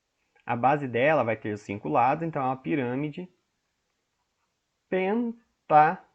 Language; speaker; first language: Portuguese; native; Portuguese